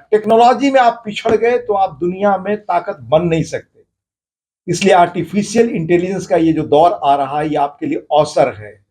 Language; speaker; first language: Hindi; native; Hindi